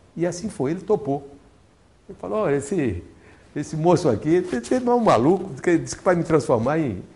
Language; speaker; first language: Portuguese; native; Portuguese